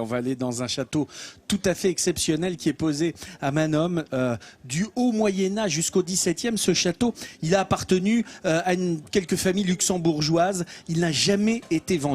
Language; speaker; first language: French; native; French